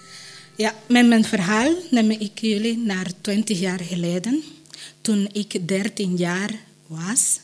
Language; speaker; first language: Dutch; non-native, learner; Spanish